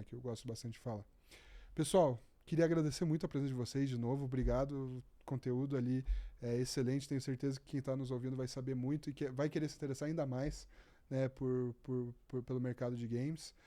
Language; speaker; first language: Portuguese; native; Portuguese